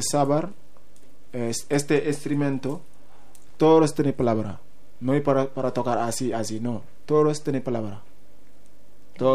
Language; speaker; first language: Spanish; non-native, learner; Wolof